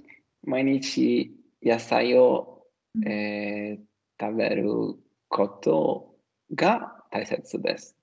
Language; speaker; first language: Japanese; non-native, learner; Italian